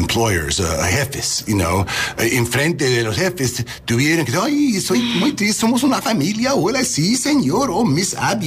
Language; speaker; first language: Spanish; non-native, learner; English